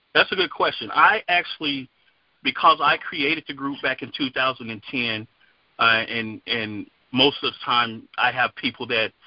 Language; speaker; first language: English; native; English